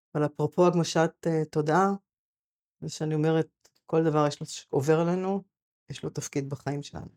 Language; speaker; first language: Hebrew; native; Hebrew